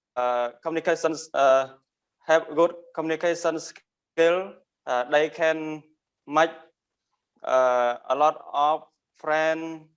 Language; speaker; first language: English; non-native, learner; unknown